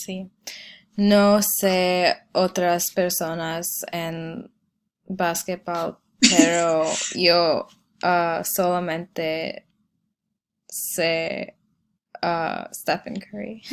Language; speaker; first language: Spanish; non-native, learner; English